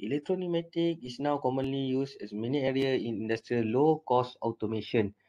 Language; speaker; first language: English; non-native, local second language; Malay